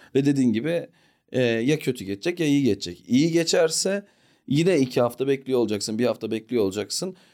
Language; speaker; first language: Turkish; early bilingual, heritage; Turkish